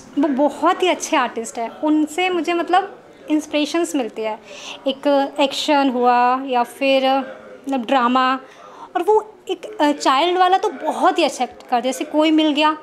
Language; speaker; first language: Hindi; native; Hindi